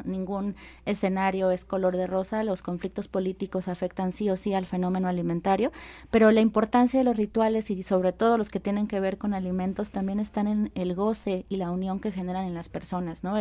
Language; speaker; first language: Spanish; native; Spanish